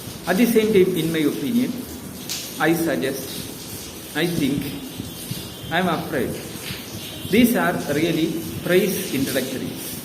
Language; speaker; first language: English; non-native, local second language; Malayalam